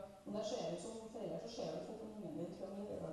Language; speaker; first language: Norwegian; native; Norwegian